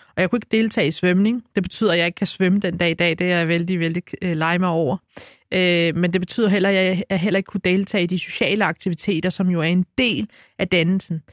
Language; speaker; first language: Danish; early bilingual, other home language; Arabic